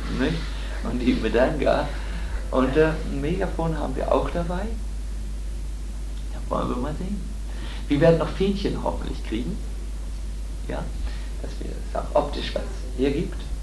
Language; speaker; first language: German; native; German